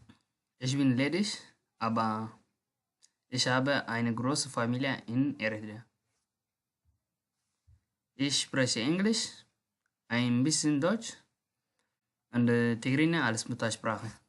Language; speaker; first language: German; non-native, learner; Tigrinya